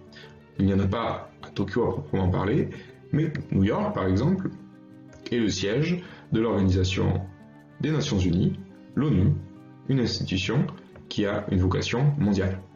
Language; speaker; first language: French; native; French